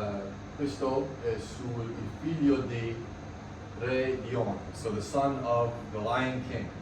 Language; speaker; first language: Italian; non-native, learner; English